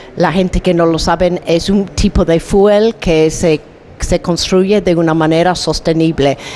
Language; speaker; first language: Spanish; non-native, fluent; English